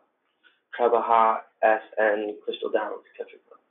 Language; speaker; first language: Spanish; non-native, learner; English